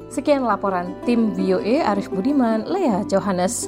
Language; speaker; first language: Indonesian; native; Indonesian